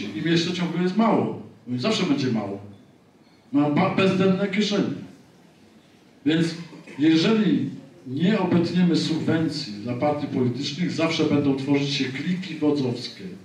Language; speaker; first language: Polish; native; Polish